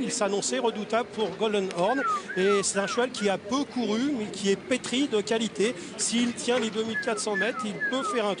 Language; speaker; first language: French; native; French